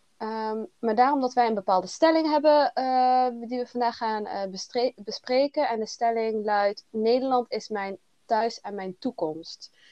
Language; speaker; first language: Dutch; early bilingual, other home language; Somali